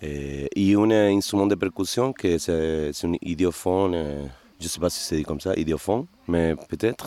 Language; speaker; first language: French; non-native, fluent; Spanish